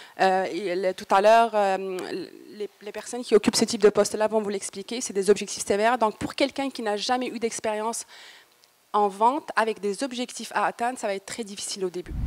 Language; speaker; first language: French; native; French